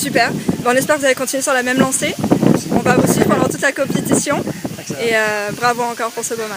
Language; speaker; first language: French; native; French